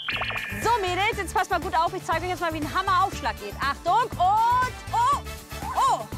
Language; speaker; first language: German; native; German